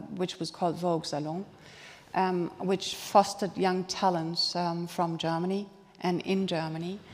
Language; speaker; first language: English; non-native, fluent; German